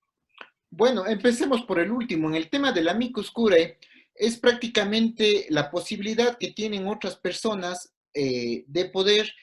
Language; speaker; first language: Spanish; native; Spanish